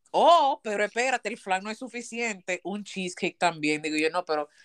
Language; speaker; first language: Spanish; early bilingual, heritage; Spanish